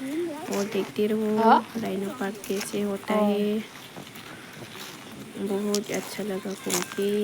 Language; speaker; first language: Hindi; non-native, local second language; Bodo